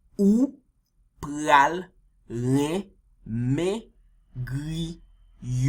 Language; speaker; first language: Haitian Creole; early bilingual, heritage; Haitian Creole